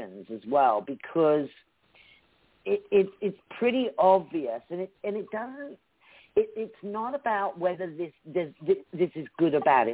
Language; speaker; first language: English; native; English